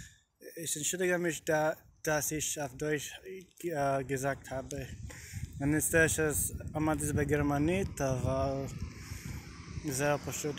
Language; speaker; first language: German; non-native, learner; English